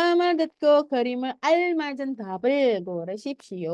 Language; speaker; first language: Korean; non-native, fluent; Indonesian